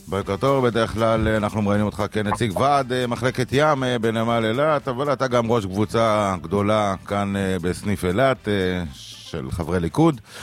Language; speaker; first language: Hebrew; native; Hebrew